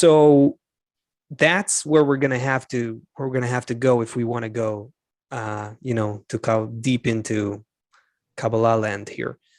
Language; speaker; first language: English; non-native, fluent; Hebrew